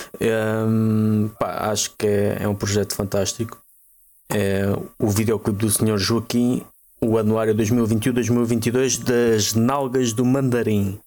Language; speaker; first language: Portuguese; native; Portuguese